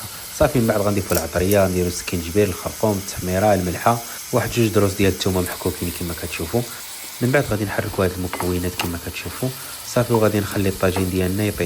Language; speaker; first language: Arabic; native; Arabic